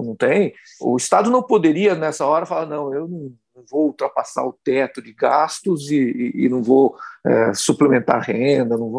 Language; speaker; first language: Portuguese; native; Portuguese